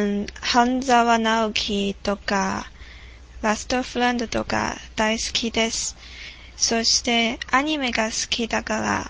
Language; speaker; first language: Japanese; non-native, learner; English